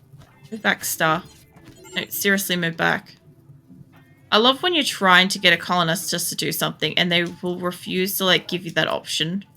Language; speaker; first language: English; native; English